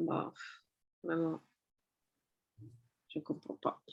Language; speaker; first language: French; non-native, fluent; Italian